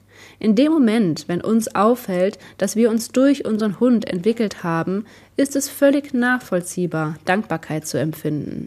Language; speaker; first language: German; native; German